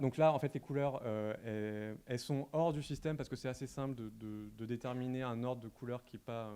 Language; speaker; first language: French; native; French